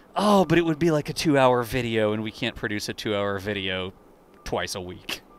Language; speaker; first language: English; native; English